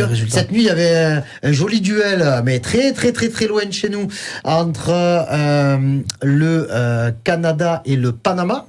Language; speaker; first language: French; native; French